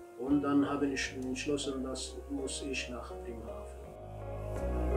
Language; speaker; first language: German; non-native, learner; Kurdish